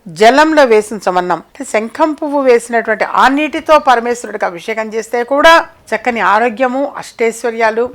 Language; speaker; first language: Telugu; native; Telugu